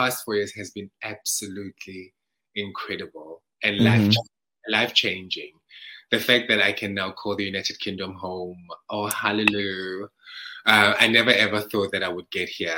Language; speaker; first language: English; non-native, local second language; Zulu